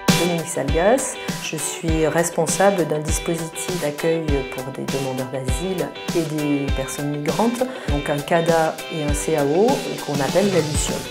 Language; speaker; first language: French; native; French